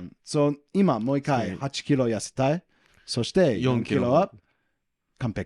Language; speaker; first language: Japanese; non-native, learner; English